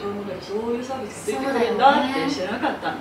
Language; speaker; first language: Japanese; non-native, fluent; Chinese